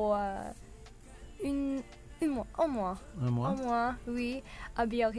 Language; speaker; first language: French; non-native, learner; English